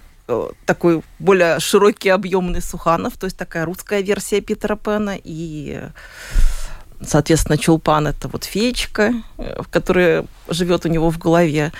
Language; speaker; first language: Russian; native; Russian